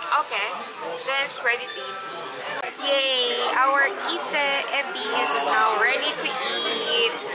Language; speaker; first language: English; non-native, local second language; Filipino